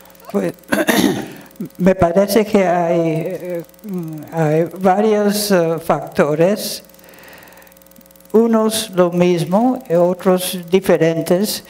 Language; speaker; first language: Spanish; non-native, fluent; English